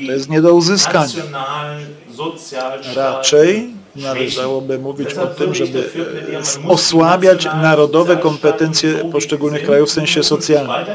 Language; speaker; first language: Polish; native; Polish